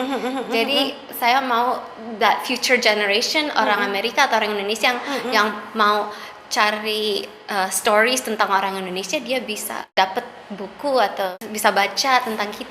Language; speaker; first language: Indonesian; early bilingual, heritage; Indonesian